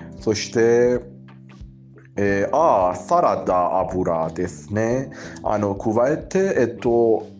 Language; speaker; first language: Japanese; non-native, learner; Persian